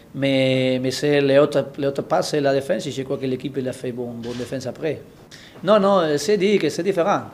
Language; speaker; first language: French; non-native, learner; Spanish